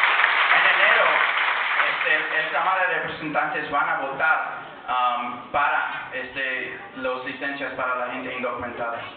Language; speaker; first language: Spanish; early bilingual, heritage; Spanish